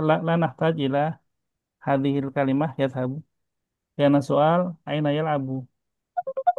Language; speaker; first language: Arabic; non-native, fluent; Indonesian